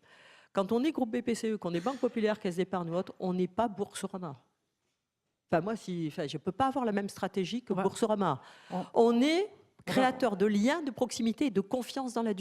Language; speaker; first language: French; native; French